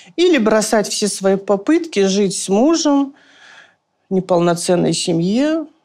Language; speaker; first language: Russian; native; Russian